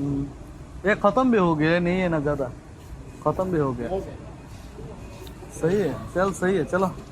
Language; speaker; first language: Hindi; non-native, learner; Bangla